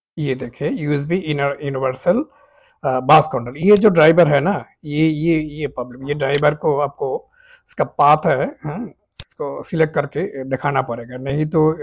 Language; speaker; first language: Hindi; non-native, fluent; Bangla